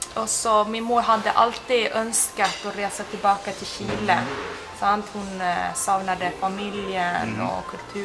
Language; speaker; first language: Norwegian; early bilingual, heritage; Spanish